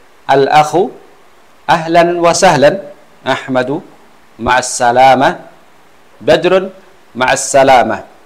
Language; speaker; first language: Arabic; non-native, fluent; Khmer